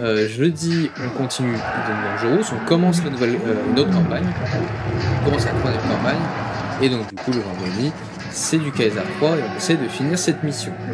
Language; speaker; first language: French; native; French